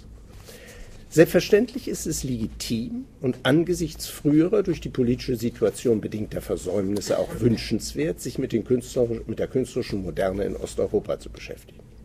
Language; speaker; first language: German; native; German